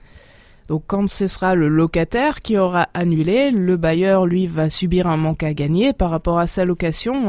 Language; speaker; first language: French; native; French